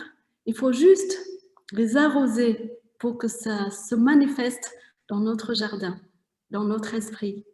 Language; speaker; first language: French; non-native, fluent; Vietnamese